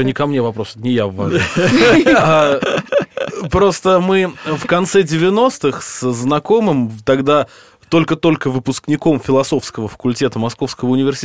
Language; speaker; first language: Russian; native; Russian